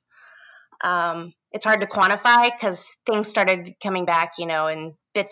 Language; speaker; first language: English; native; English